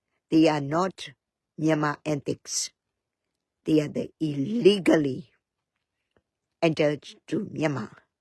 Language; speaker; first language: English; non-native, learner; Burmese